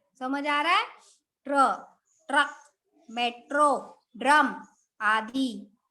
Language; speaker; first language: Hindi; non-native, local second language; Marathi